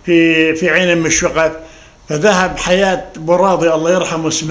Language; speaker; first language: Arabic; native; Arabic